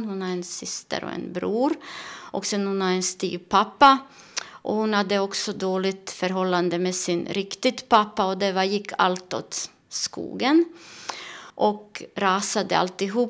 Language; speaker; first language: Swedish; non-native, learner; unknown